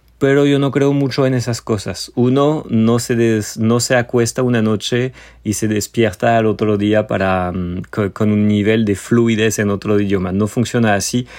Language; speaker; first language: Spanish; non-native, fluent; French